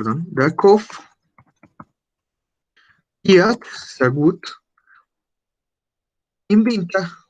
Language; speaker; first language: German; non-native, fluent; Spanish